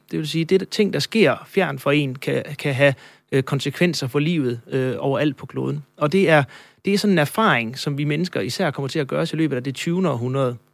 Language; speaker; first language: Danish; native; Danish